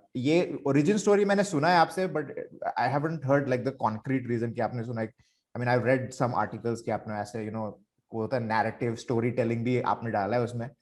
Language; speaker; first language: Hindi; non-native, local second language; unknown